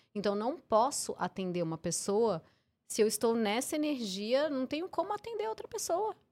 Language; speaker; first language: Portuguese; early bilingual, heritage; English